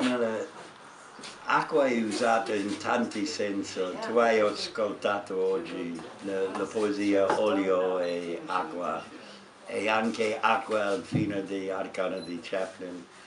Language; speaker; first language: Italian; non-native, learner; English